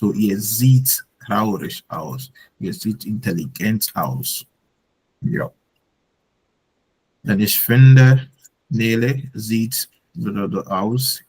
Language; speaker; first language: German; non-native, fluent; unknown